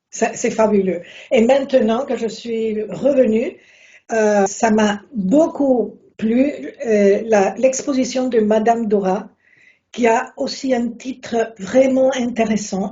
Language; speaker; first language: French; non-native, fluent; Spanish